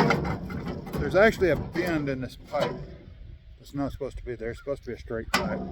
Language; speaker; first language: English; native; English